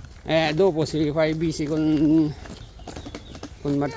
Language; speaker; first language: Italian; non-native, learner; Filipino